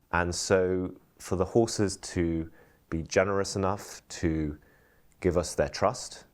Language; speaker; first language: English; early bilingual, heritage; English